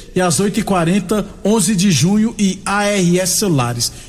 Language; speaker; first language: Portuguese; native; Portuguese